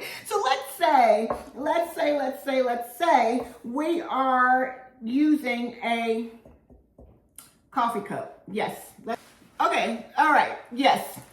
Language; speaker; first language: English; native; English